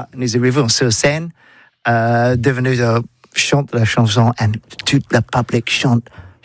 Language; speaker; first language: French; non-native, learner; English